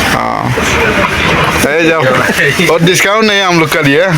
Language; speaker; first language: Hindi; non-native, learner; Bangla